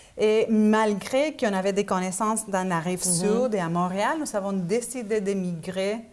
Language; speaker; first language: French; non-native, fluent; Spanish